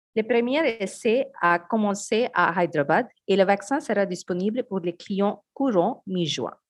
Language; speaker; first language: French; non-native, fluent; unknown